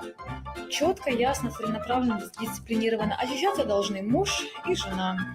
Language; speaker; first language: Russian; native; Russian